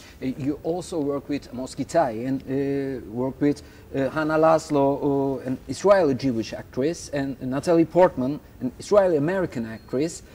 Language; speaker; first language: English; non-native, fluent; Turkish